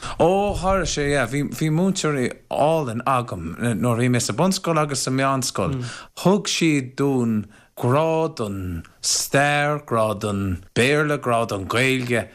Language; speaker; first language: Irish; non-native, local second language; English